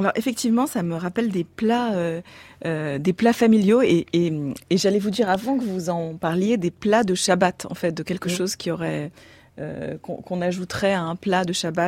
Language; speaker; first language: French; native; French